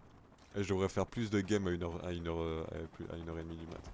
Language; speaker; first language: French; native; French